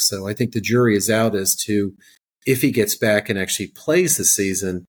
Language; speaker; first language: English; native; English